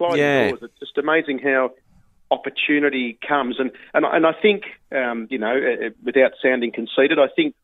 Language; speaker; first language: English; native; English